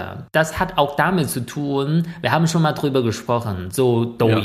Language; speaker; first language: German; non-native, fluent; Chinese